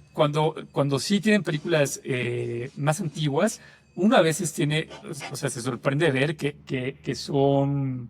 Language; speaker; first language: Spanish; native; Spanish